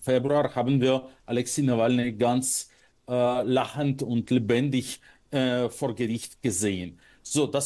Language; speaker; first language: German; non-native, fluent; Russian